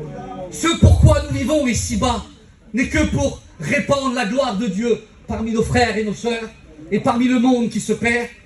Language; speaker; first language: French; native; French